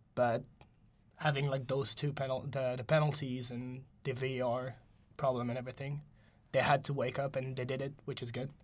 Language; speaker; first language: English; non-native, fluent; French